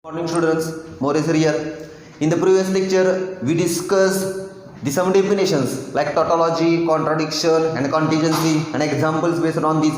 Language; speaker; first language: English; non-native, local second language; Marathi